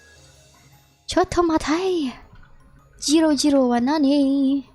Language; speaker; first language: Japanese; non-native, learner; English